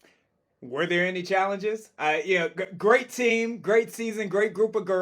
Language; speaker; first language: English; native; English